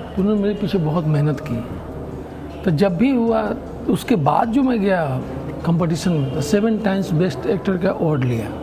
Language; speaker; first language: Hindi; non-native, local second language; Bhojpuri